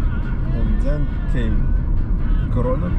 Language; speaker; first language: English; non-native, learner; German